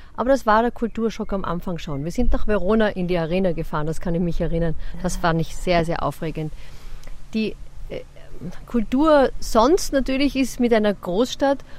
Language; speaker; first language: German; native; German